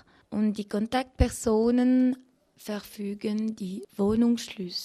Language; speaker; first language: German; non-native, learner; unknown